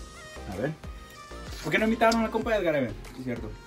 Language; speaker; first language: Spanish; native; Spanish